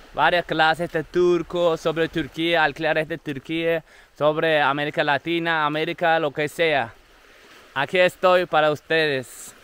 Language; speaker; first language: Spanish; non-native, fluent; Turkish